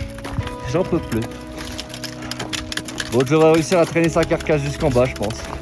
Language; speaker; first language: French; native; French